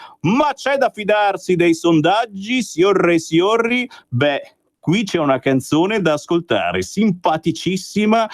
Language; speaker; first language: Italian; native; Italian